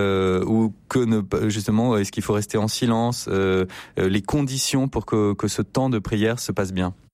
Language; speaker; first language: French; native; French